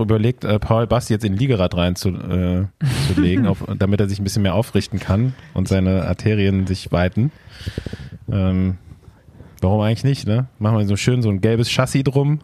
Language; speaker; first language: German; native; German